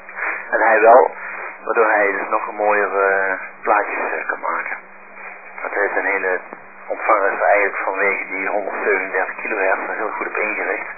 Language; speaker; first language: Dutch; native; Dutch